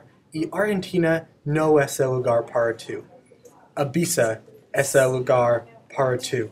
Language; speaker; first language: Spanish; non-native, learner; English